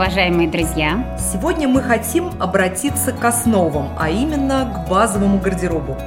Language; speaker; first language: Russian; native; Russian